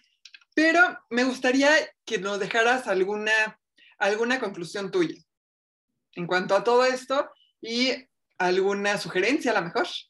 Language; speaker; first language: Spanish; native; Spanish